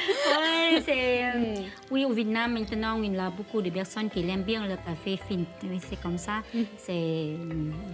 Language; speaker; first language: French; non-native, learner; Vietnamese